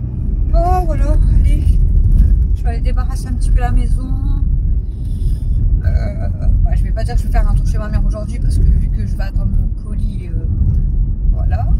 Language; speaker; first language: French; native; French